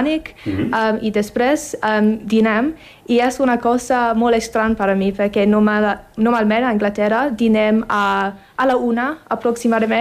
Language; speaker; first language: Catalan; non-native, fluent; English